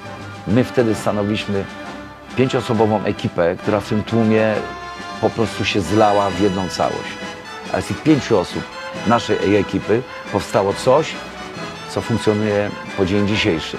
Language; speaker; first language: Polish; native; Polish